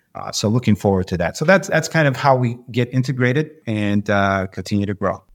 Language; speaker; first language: English; native; English